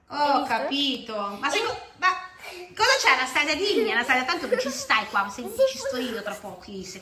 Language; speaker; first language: Italian; native; Italian